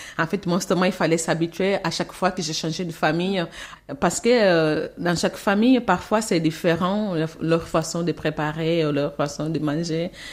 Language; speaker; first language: French; non-native, fluent; Portuguese